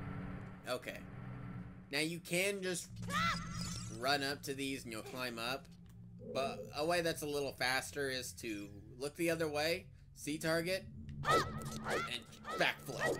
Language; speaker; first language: English; native; English